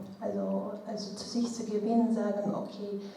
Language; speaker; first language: German; non-native, fluent; Russian